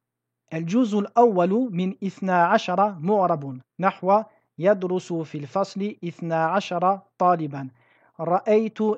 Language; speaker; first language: Arabic; non-native, fluent; French